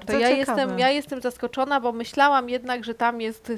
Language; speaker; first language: Polish; native; Polish